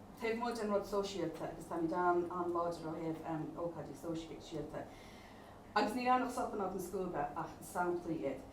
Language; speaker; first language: Irish; native; Irish